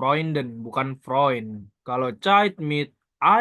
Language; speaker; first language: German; non-native, learner; Indonesian